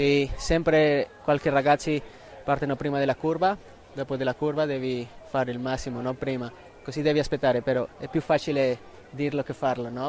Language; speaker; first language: Italian; non-native, fluent; Spanish